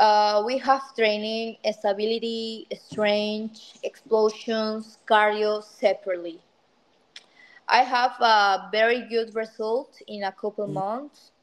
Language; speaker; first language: English; non-native, learner; Spanish